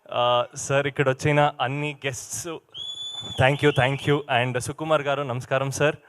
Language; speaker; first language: Telugu; non-native, learner; Kannada